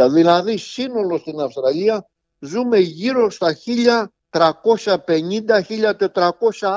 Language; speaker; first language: Greek; native; Greek